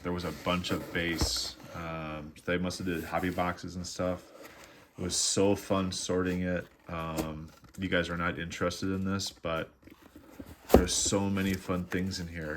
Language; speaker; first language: English; native; English